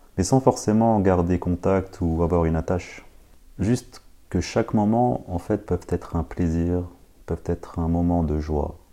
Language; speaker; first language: French; early bilingual, other home language; Khmer